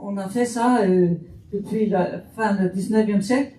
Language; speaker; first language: French; non-native, fluent; Faroese